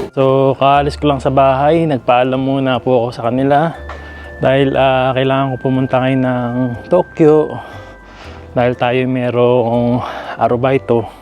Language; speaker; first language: Filipino; native; Filipino